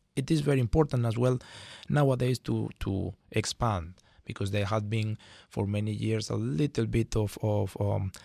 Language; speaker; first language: English; non-native, fluent; Spanish